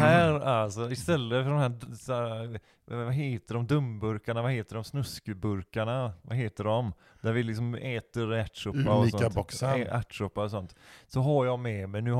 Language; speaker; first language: Swedish; native; Swedish